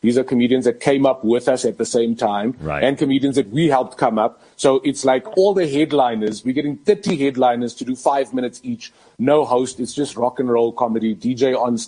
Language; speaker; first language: English; native; English